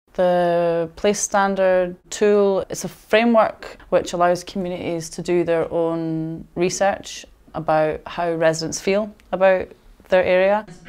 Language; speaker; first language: English; native; English